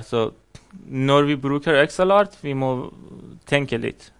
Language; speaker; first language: Norwegian; non-native, learner; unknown